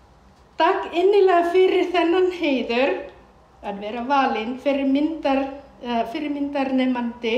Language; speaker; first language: Icelandic; non-native, fluent; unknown